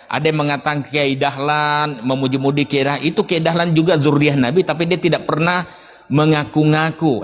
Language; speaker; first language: Indonesian; native; Indonesian